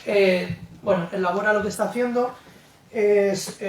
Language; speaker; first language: Spanish; native; Spanish